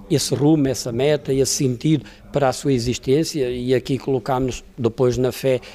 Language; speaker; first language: Portuguese; native; Portuguese